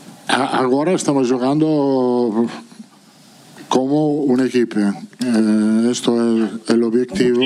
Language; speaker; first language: Portuguese; non-native, learner; Italian